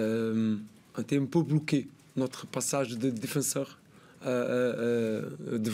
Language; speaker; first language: French; non-native, learner; Portuguese